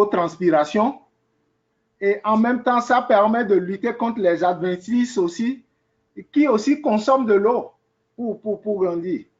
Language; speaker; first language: French; native; French